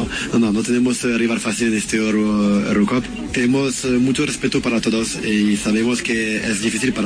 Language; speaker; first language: Spanish; non-native, fluent; French